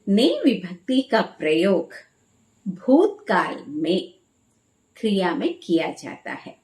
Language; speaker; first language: Hindi; non-native, local second language; Malayalam